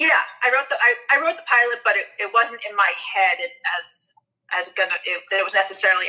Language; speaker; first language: English; native; English